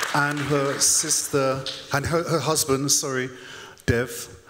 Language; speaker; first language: English; native; English